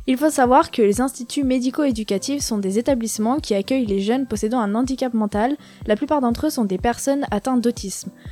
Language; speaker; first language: French; native; French